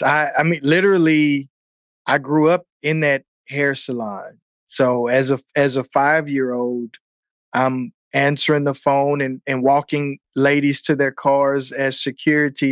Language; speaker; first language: English; native; English